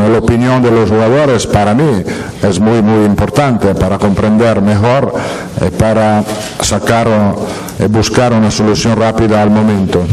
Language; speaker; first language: Spanish; non-native, fluent; Italian